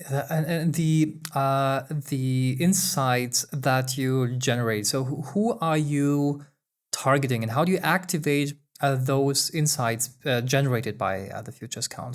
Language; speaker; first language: English; non-native, fluent; German